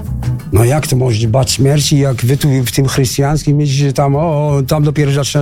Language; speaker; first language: Polish; non-native, fluent; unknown